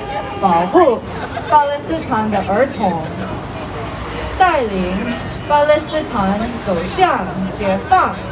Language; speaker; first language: Chinese; non-native, fluent; Korean